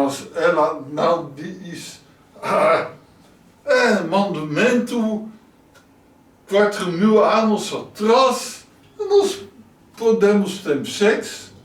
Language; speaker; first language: Portuguese; non-native, learner; Dutch